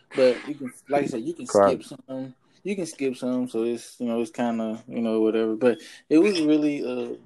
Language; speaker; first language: English; native; English